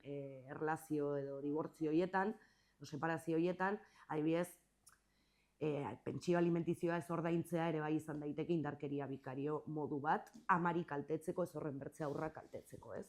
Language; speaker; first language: Basque; native; Basque